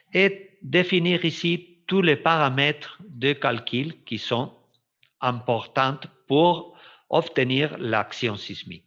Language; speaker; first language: French; non-native, fluent; Spanish